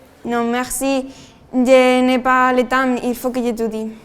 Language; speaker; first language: French; non-native, learner; Spanish